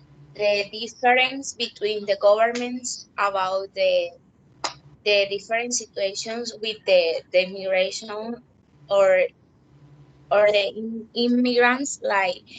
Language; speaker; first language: English; non-native, learner; Spanish